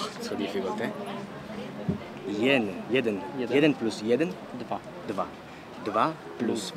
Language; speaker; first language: Polish; non-native, learner; Finnish